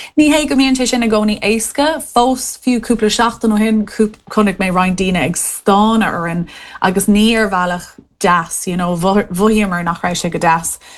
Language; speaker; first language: Irish; non-native, local second language; English